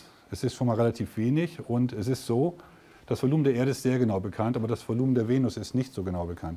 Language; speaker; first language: German; native; German